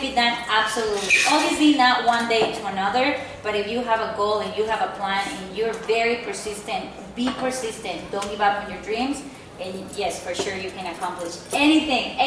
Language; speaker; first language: English; non-native, fluent; Spanish